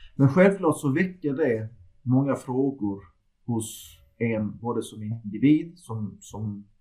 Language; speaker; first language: Swedish; early bilingual, other home language; Turkish